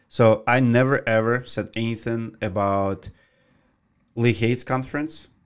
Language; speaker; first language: English; non-native, fluent; Russian